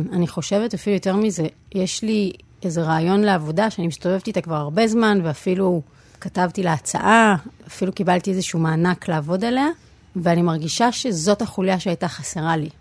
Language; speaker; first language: Hebrew; native; Hebrew